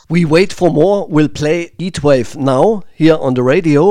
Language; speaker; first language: English; non-native, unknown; German